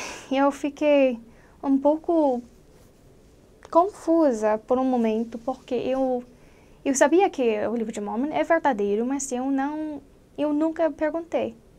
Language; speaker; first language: Portuguese; non-native, fluent; English